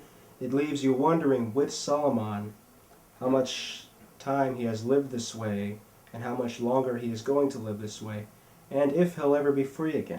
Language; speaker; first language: English; native; English